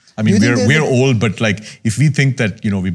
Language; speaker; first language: English; non-native, local second language; Tamil